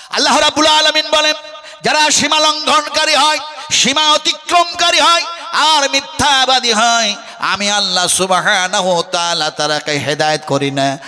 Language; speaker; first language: Bangla; non-native, local second language; Urdu